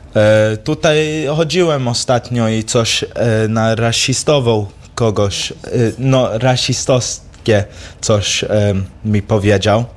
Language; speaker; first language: Polish; early bilingual, heritage; English